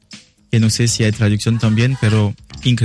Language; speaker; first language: Spanish; non-native, learner; French